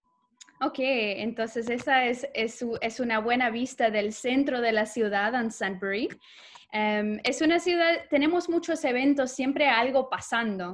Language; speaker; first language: Spanish; non-native, fluent; English